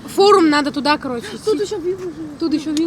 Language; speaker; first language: Russian; native; Russian